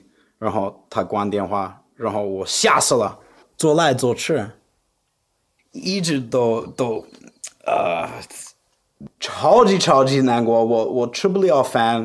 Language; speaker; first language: Chinese; non-native, fluent; English